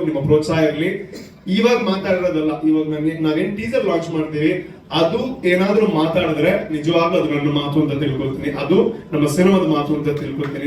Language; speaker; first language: Kannada; non-native, local second language; Tulu